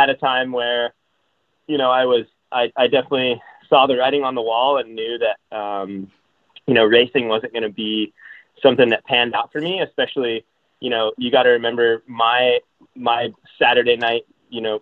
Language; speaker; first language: English; native; English